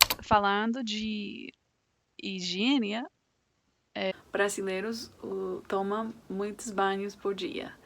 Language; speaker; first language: Portuguese; non-native, fluent; English